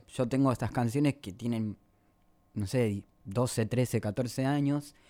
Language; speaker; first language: Spanish; native; Spanish